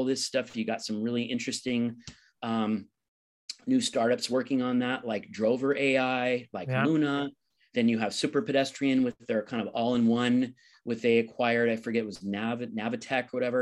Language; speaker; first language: English; native; English